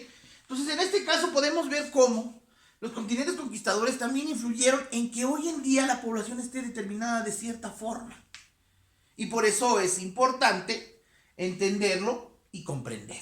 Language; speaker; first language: Spanish; native; Spanish